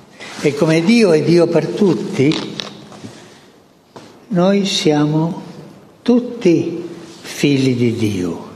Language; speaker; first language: Italian; non-native, fluent; Spanish